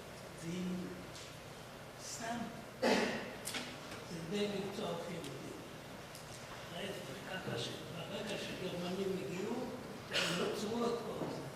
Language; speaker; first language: Hebrew; non-native, fluent; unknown